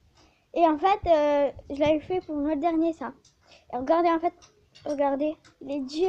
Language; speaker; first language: French; native; French